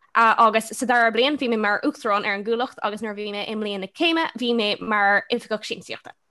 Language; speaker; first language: Irish; non-native, local second language; English